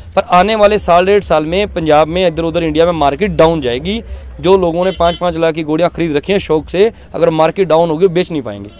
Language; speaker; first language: Hindi; native; Hindi